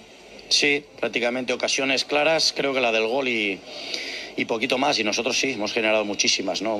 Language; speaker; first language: Spanish; native; Spanish